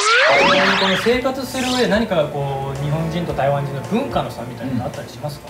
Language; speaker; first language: Japanese; native; Japanese